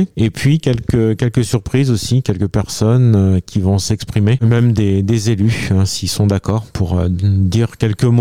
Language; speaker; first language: French; native; French